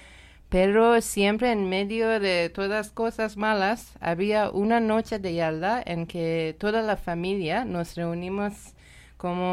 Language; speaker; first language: Spanish; non-native, learner; Persian